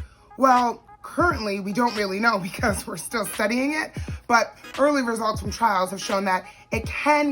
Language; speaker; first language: English; native; English